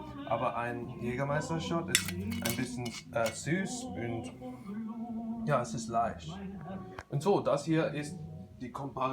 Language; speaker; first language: German; non-native, learner; English